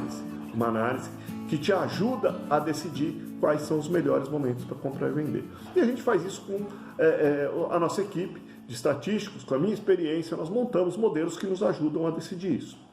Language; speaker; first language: Portuguese; native; Portuguese